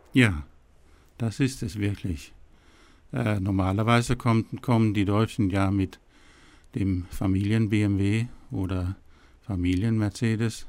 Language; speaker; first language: German; non-native, fluent; Danish